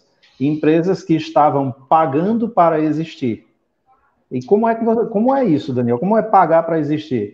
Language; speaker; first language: Portuguese; native; Portuguese